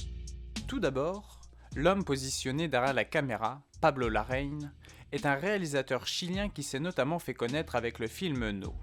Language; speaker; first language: French; native; French